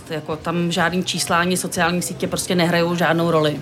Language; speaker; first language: Czech; native; Czech